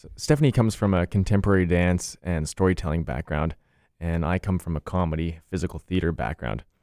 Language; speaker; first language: English; native; English